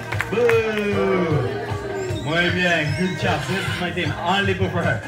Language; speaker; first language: English; non-native, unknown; Spanish